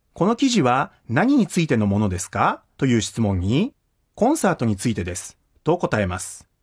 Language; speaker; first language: Japanese; native; Japanese